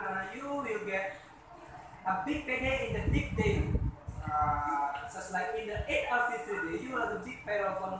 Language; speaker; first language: English; non-native, learner; Indonesian